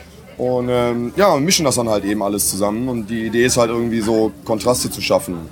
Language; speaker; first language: German; native; German